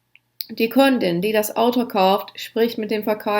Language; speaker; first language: German; non-native, fluent; English